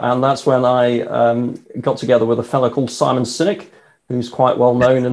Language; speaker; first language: English; native; English